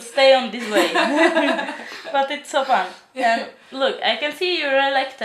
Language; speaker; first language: English; non-native, learner; Czech